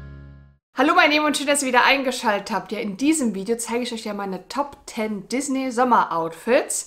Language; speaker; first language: German; native; German